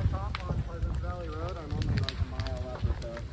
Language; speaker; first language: English; native; English